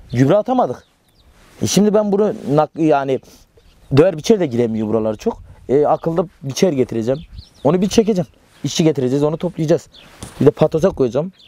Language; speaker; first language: Turkish; non-native, local second language; Kurdish